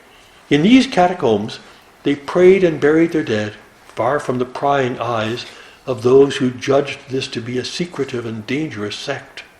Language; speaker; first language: English; native; English